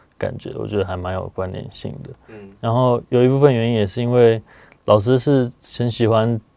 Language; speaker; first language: Chinese; native; Chinese